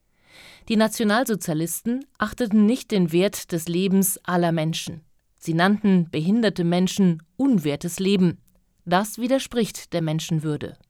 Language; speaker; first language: German; native; German